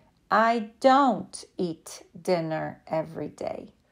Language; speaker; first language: English; non-native, fluent; Polish